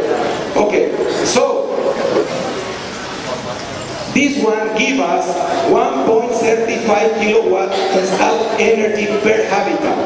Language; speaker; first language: English; non-native, fluent; Spanish